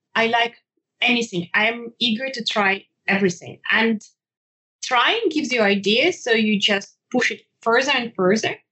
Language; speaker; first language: English; non-native, fluent; Ukrainian